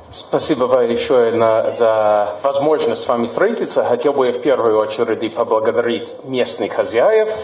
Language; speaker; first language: Russian; non-native, fluent; English